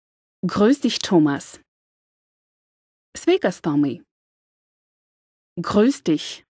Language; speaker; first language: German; non-native, fluent; Lithuanian